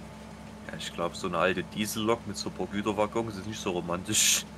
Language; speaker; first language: German; native; German